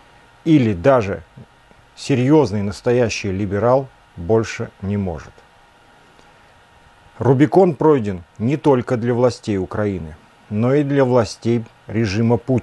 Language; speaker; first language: Russian; native; Russian